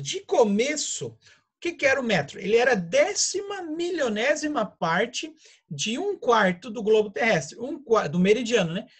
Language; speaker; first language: Portuguese; native; Portuguese